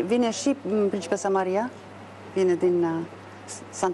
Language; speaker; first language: Romanian; non-native, fluent; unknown